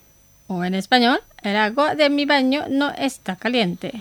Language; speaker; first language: Spanish; non-native, fluent; Indonesian